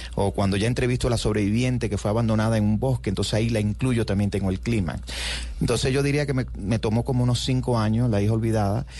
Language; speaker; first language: Spanish; native; Spanish